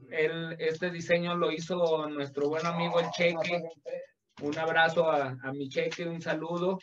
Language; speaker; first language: Spanish; native; Spanish